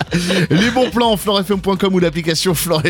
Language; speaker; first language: French; native; French